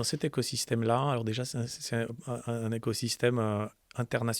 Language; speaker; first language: French; native; French